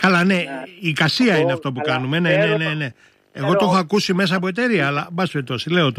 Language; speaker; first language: Greek; native; Greek